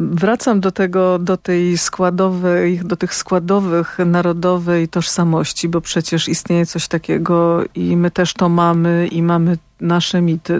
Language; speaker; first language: Polish; native; Polish